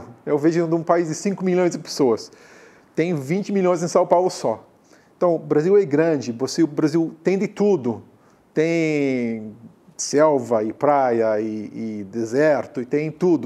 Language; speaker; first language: Portuguese; non-native, fluent; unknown